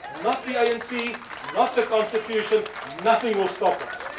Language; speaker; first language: English; non-native, local second language; Afrikaans